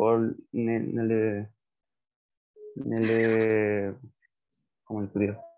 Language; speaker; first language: French; non-native, learner; Spanish